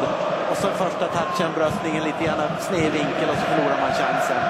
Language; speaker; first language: Swedish; native; Swedish